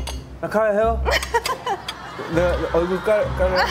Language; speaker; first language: Korean; non-native, learner; English